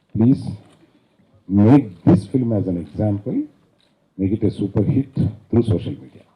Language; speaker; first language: English; non-native, local second language; Telugu